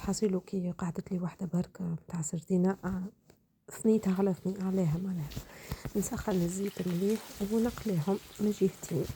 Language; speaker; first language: Arabic; native; Arabic